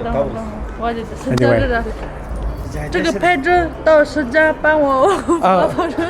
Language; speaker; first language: Chinese; non-native, local second language; Tibetan